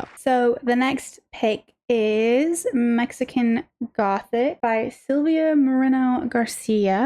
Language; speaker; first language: English; native; English